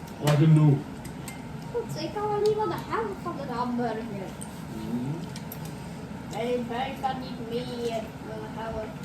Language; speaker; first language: Dutch; non-native, learner; Thai